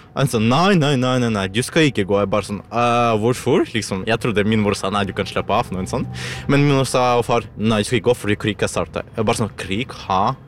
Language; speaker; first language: Norwegian; non-native, learner; Ukrainian